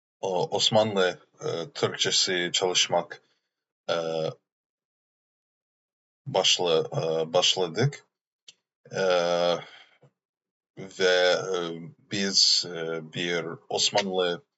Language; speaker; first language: Turkish; non-native, learner; English